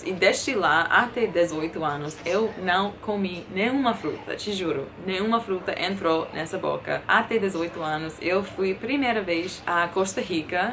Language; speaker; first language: Portuguese; non-native, fluent; English